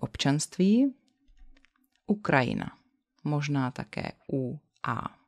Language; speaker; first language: Czech; native; Czech